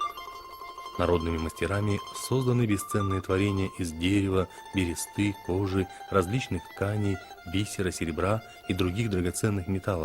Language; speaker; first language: Russian; native; Russian